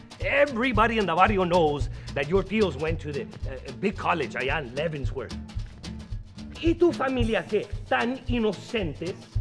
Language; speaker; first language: English; early bilingual, other home language; Spanish